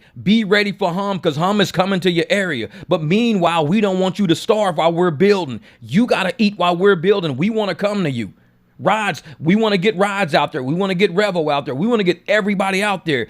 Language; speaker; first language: English; native; English